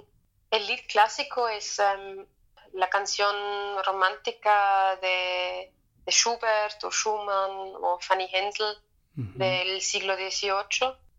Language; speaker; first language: Spanish; non-native, fluent; German